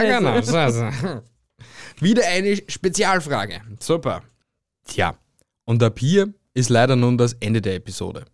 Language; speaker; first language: German; native; German